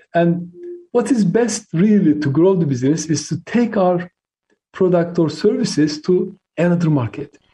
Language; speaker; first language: English; non-native, fluent; Turkish